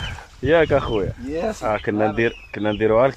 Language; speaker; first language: Arabic; native; Arabic